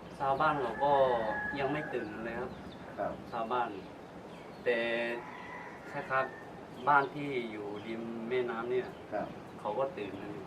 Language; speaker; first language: Thai; native; Thai